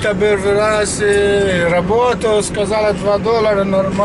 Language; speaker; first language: Russian; non-native, learner; Arabic